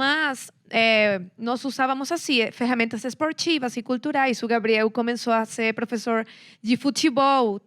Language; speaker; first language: Portuguese; non-native, fluent; Spanish